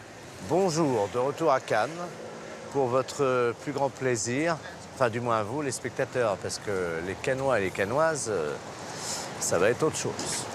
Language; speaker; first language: French; native; French